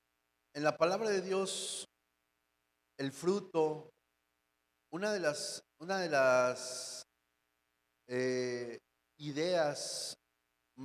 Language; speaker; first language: Spanish; native; Spanish